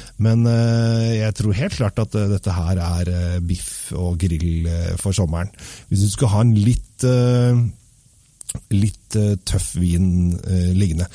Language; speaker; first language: Norwegian; native; Norwegian